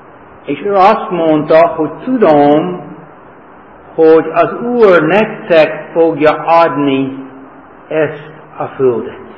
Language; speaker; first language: Hungarian; non-native, fluent; English